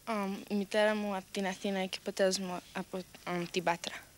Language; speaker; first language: Greek; early bilingual, heritage; Greek